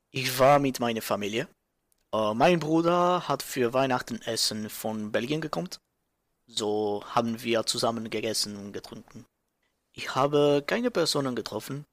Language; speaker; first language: German; non-native, learner; Spanish